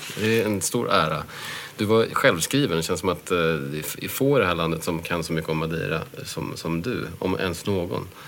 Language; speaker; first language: Swedish; native; Swedish